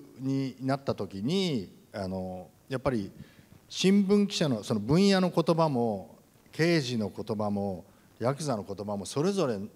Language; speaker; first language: Japanese; native; Japanese